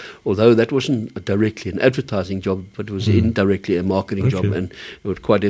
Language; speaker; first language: English; early bilingual, other home language; German